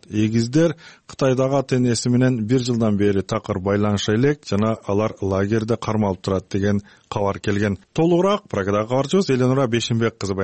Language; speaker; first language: Kyrgyz; native; Kyrgyz